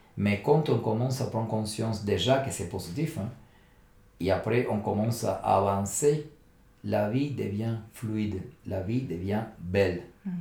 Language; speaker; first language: French; non-native, fluent; Spanish